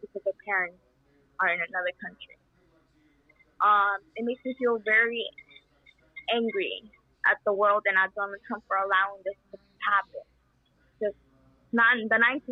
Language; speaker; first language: English; non-native, fluent; Spanish